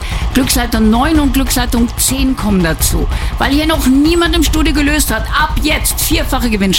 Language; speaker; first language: German; native; German